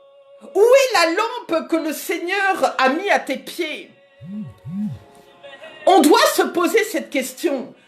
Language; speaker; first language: French; native; French